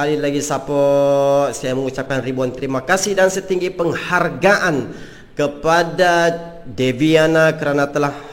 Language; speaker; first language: Malay; native; Malay